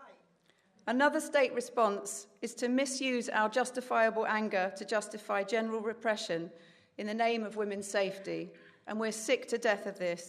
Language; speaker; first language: English; native; English